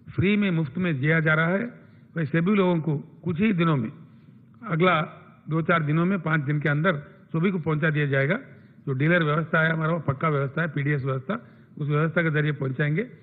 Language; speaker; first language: Hindi; non-native, local second language; Telugu